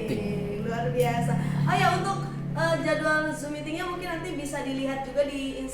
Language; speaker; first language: Indonesian; native; Indonesian